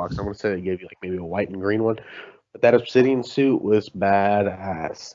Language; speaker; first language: English; native; English